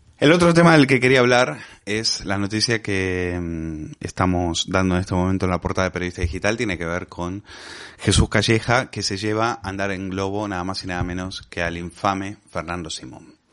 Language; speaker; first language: Spanish; native; Spanish